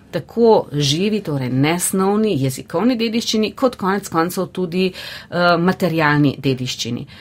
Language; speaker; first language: Slovenian; native; Slovenian